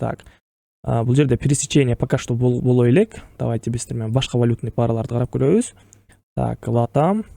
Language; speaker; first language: Russian; non-native, local second language; Kyrgyz